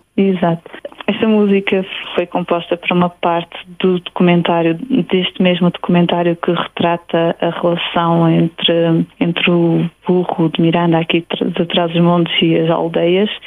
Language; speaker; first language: Portuguese; native; Portuguese